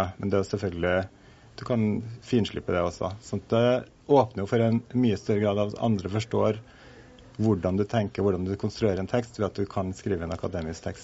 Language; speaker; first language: Norwegian; native; Norwegian